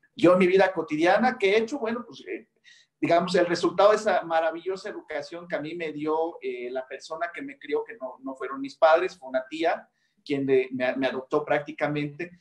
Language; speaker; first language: Spanish; native; Spanish